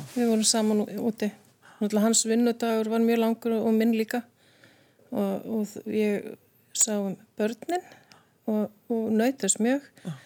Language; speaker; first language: Icelandic; native; Icelandic